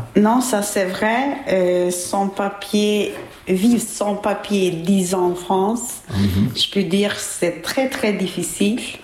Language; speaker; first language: French; non-native, learner; Albanian